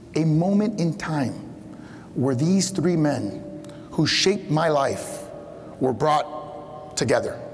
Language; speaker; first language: English; early bilingual, other home language; Spanish